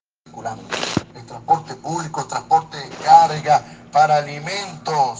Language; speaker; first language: Spanish; native; Spanish